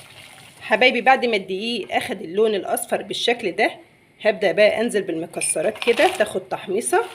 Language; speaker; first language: Arabic; native; Arabic